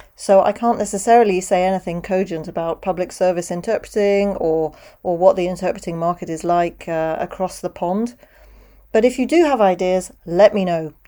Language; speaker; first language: English; native; English